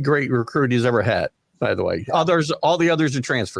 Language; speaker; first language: English; native; English